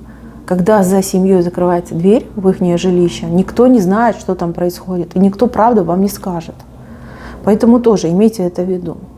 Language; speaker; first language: Russian; native; Russian